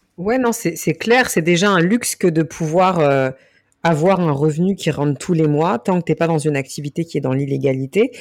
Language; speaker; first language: French; native; French